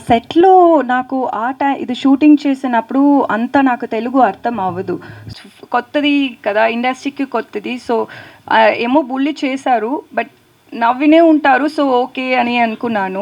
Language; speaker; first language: Telugu; non-native, learner; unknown